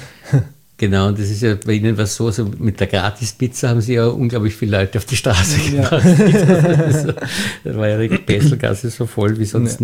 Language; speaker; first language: German; native; German